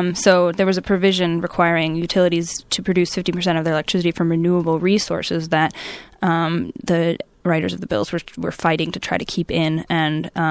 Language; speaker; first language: English; native; English